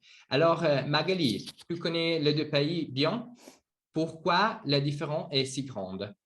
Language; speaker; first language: French; non-native, learner; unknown